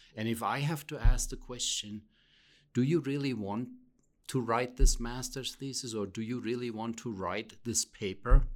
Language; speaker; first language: English; non-native, fluent; German